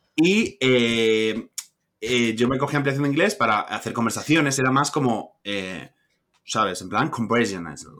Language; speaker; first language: Spanish; native; Spanish